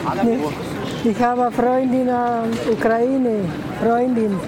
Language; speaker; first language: German; non-native, learner; Romanian